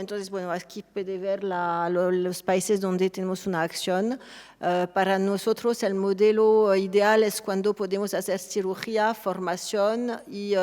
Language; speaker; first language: Spanish; non-native, fluent; French